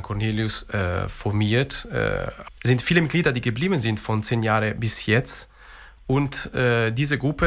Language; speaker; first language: German; non-native, fluent; Italian